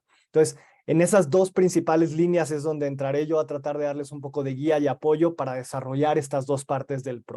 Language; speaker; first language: Spanish; native; Spanish